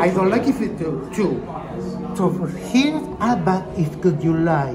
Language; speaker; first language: English; non-native, learner; Italian